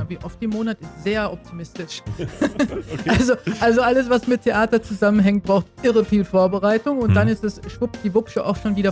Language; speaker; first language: German; native; German